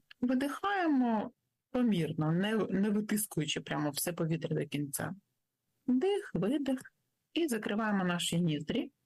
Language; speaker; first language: Ukrainian; native; Ukrainian